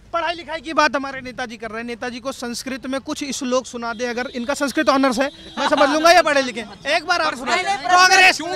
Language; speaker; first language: Hindi; native; Hindi